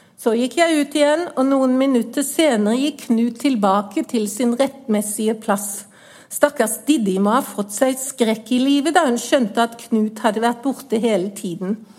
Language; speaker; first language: Norwegian; native; Norwegian